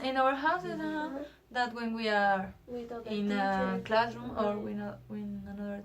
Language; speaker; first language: English; non-native, learner; Spanish